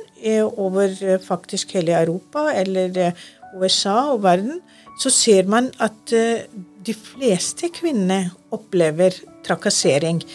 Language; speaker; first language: Norwegian; non-native, fluent; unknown